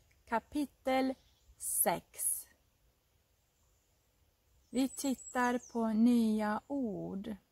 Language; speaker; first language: Swedish; non-native, fluent; Russian